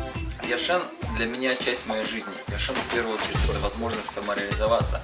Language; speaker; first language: Russian; native; Russian